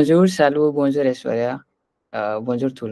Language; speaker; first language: French; non-native, fluent; Hindi